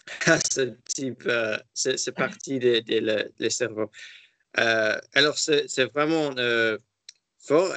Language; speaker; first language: French; non-native, learner; English